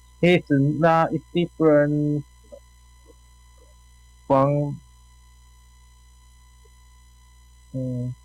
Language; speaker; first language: English; non-native, learner; Chinese